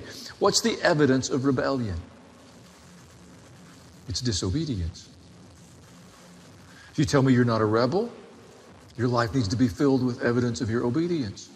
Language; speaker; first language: English; native; English